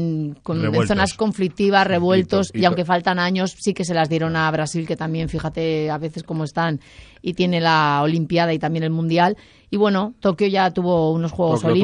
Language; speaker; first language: Spanish; native; Spanish